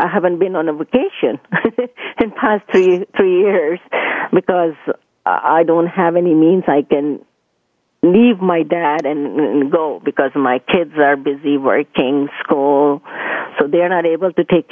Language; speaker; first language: English; non-native, local second language; Punjabi